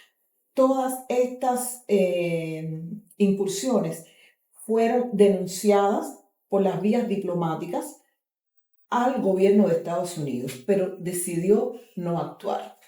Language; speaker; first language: Spanish; native; Spanish